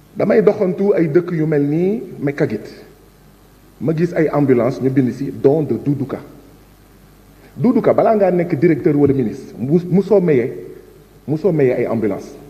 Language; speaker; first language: Wolof; non-native, local second language; Jola-Fonyi